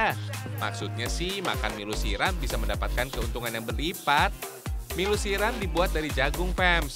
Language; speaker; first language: Indonesian; native; Indonesian